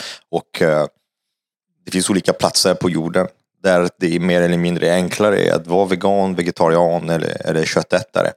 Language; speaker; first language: Swedish; non-native, fluent; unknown